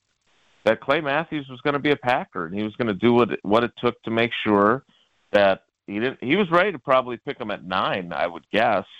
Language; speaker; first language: English; native; English